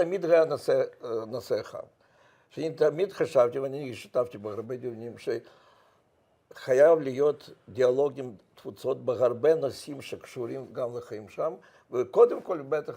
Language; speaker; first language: Hebrew; non-native, fluent; Russian